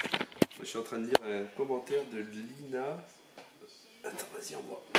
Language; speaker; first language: French; native; French